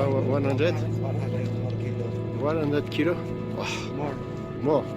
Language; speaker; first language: English; non-native, learner; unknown